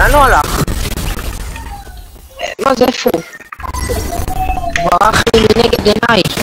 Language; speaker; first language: Hebrew; native; Hebrew